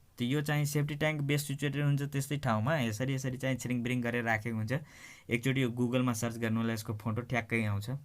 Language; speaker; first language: Nepali; non-native, local second language; Maithili